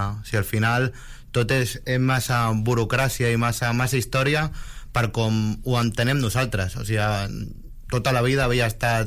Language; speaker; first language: Catalan; native; Catalan